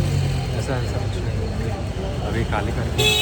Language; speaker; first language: Hindi; non-native, fluent; Telugu